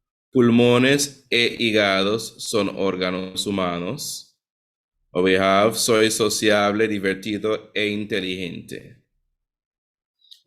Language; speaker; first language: Spanish; non-native, fluent; English